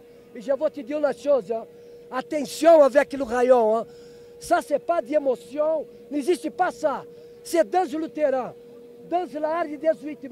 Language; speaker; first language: French; non-native, learner; Portuguese